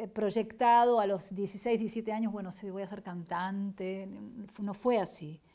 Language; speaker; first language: Spanish; native; Spanish